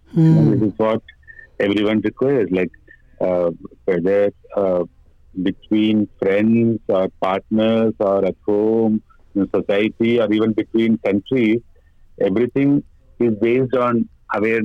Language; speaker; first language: English; non-native, local second language; Malayalam